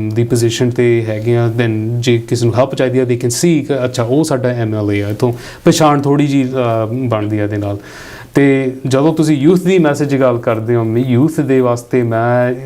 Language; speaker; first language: Punjabi; early bilingual, heritage; Punjabi